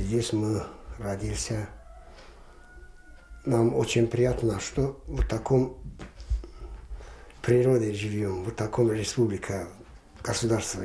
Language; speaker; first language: Russian; non-native, local second language; Azerbaijani